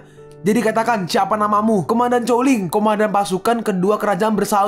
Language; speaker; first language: Indonesian; native; Indonesian